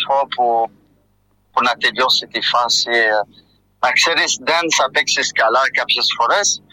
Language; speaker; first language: Greek; non-native, fluent; French